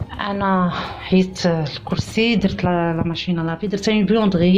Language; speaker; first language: Arabic; native; Arabic